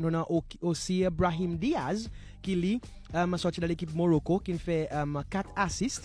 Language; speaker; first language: French; non-native, local second language; Seselwa Creole French